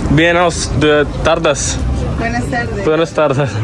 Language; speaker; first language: Spanish; non-native, learner; Malayalam